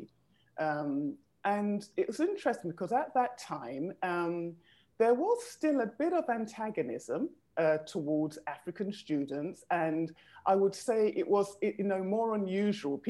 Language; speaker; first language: English; native; English